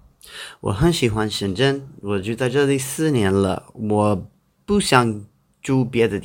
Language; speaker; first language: Chinese; non-native, learner; English